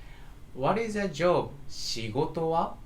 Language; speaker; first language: English; non-native, learner; Japanese